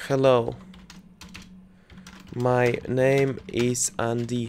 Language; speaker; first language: English; non-native, learner; Russian